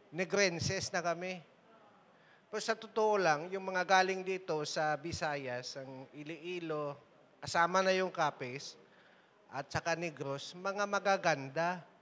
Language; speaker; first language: Filipino; non-native, local second language; Hiligaynon